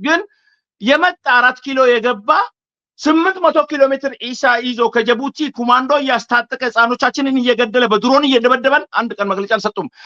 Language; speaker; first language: Amharic; non-native, local second language; Afar